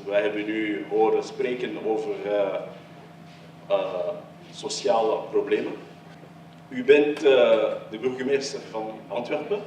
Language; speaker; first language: Dutch; early bilingual, other home language; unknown